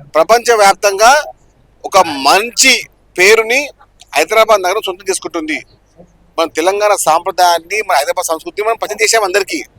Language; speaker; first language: Telugu; native; Telugu